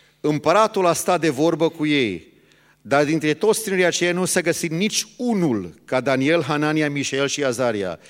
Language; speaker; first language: Romanian; early bilingual, heritage; Romanian